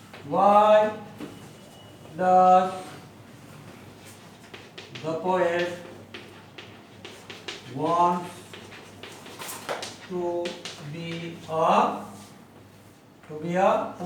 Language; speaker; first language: English; non-native, local second language; Gujarati